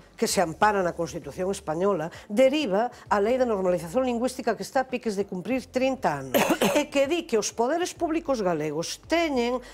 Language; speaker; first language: Galician; non-native, local second language; Spanish